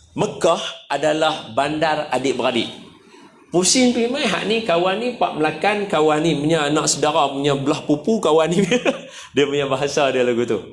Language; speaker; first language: Malay; native; Malay